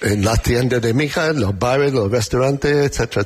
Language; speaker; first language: Spanish; non-native, learner; English